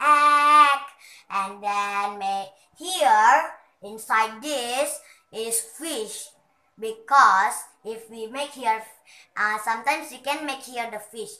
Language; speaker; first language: English; non-native, learner; Indonesian